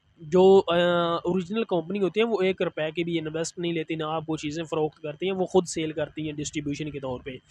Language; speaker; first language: Urdu; non-native, local second language; Punjabi